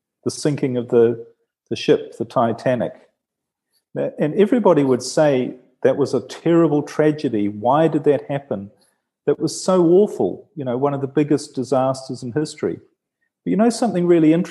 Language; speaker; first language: English; native; English